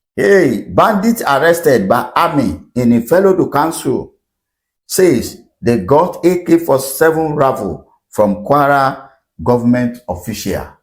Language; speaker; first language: English; non-native, local second language; Yoruba